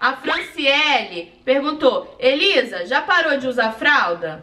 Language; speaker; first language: Portuguese; native; Portuguese